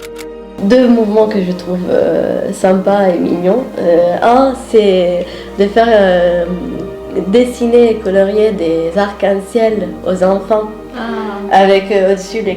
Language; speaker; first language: French; non-native, fluent; Italian